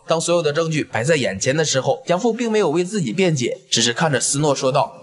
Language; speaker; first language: Chinese; native; Chinese